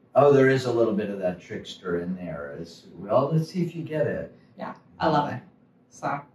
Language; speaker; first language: English; native; English